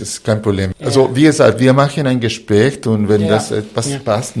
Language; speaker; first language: German; non-native, fluent; Spanish